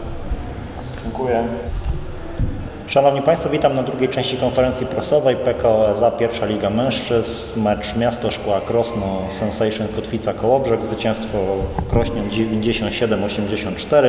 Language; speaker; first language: Polish; native; Polish